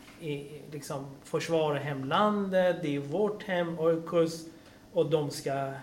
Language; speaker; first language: Swedish; non-native, fluent; Persian